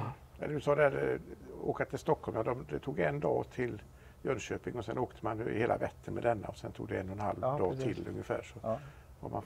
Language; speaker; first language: Swedish; native; Swedish